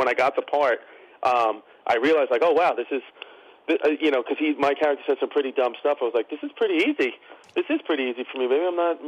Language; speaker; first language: English; native; English